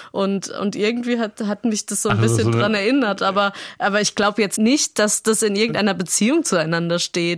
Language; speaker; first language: German; native; German